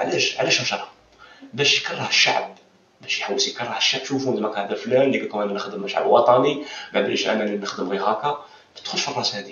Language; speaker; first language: Arabic; native; Arabic